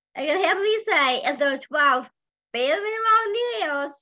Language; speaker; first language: English; native; English